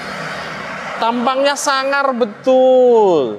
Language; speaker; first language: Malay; non-native, local second language; Javanese